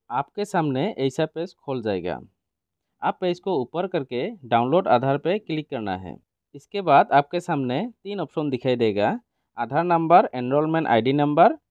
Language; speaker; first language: Hindi; non-native, local second language; Assamese